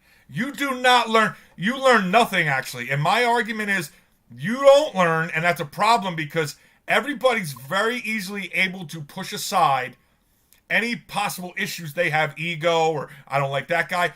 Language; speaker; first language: English; native; English